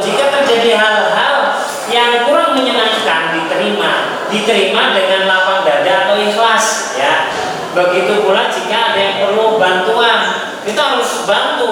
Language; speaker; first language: Indonesian; native; Indonesian